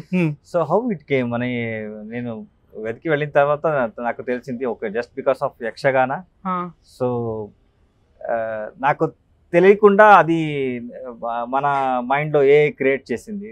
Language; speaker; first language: Telugu; non-native, local second language; Kannada